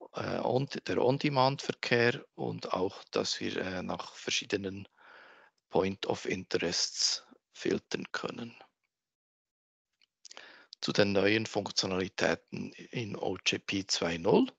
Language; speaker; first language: German; native; German